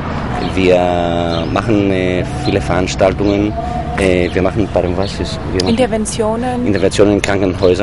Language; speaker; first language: German; non-native, fluent; Greek